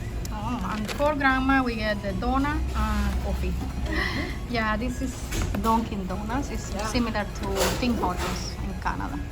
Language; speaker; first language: English; non-native, fluent; Spanish